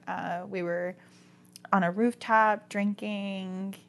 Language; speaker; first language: English; native; English